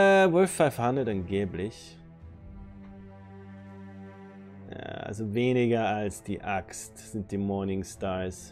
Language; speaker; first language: German; native; German